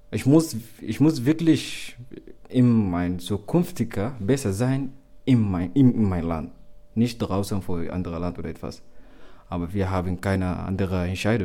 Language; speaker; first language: German; non-native, learner; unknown